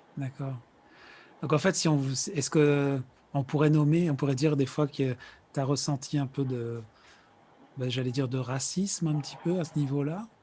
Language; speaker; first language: French; native; French